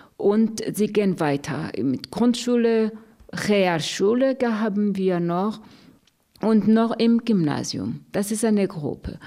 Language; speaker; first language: German; non-native, fluent; Rundi